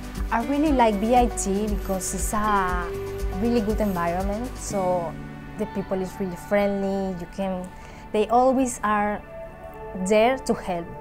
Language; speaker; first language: English; non-native, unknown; Spanish